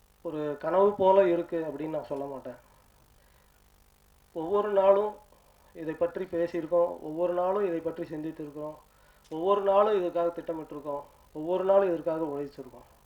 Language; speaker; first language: Tamil; native; Tamil